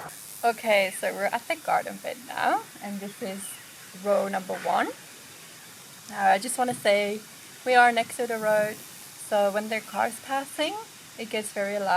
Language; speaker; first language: English; non-native, fluent; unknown